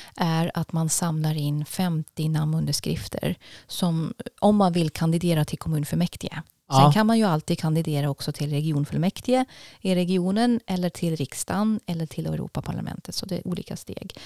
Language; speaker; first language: Swedish; non-native, fluent; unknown